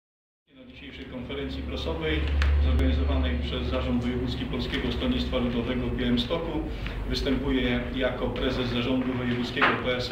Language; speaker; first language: Polish; native; Polish